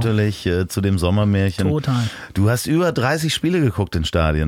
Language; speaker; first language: German; native; German